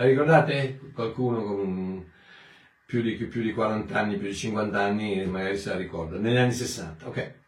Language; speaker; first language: Italian; native; Italian